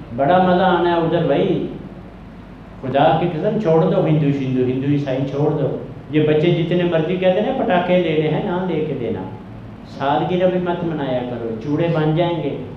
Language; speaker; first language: Urdu; non-native, local second language; Punjabi